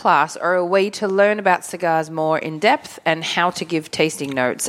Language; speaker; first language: English; native; English